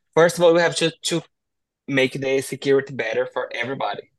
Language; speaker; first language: English; non-native, learner; Portuguese